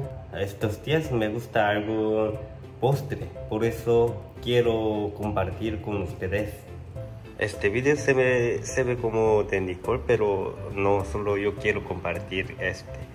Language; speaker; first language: Spanish; non-native, learner; Korean